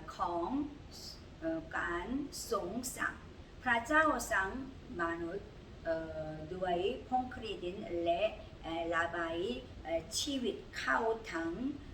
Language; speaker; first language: Thai; non-native, learner; Korean